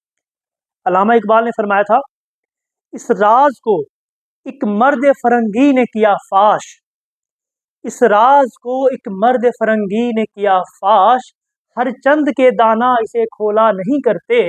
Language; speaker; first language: Urdu; native; Urdu